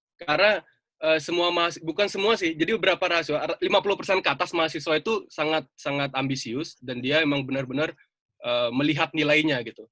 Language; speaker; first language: Indonesian; native; Indonesian